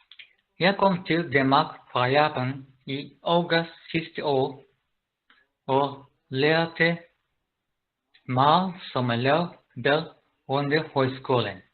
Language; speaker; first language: Danish; non-native, learner; Japanese